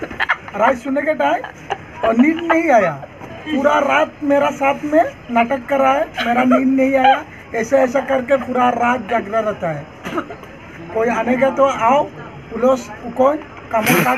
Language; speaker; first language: Hindi; non-native, local second language; Bangla